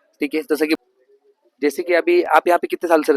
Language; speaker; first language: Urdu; non-native, local second language; Marathi